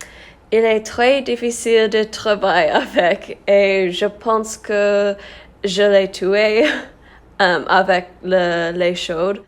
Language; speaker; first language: French; non-native, learner; English